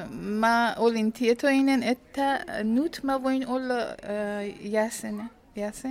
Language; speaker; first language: Finnish; non-native, learner; Persian